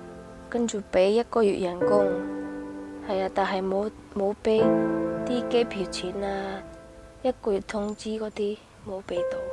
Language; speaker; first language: Cantonese; non-native, fluent; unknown